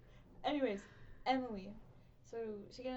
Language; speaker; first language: English; native; English